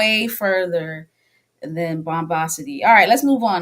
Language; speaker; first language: English; native; English